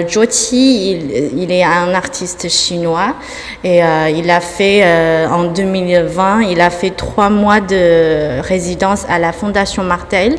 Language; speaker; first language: French; non-native, fluent; Chinese